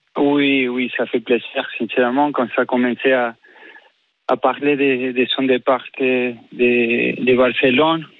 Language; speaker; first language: French; non-native, fluent; Spanish